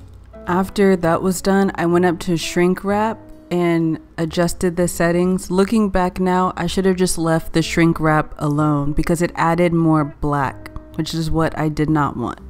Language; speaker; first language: English; native; English